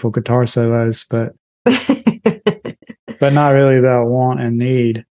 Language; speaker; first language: English; native; English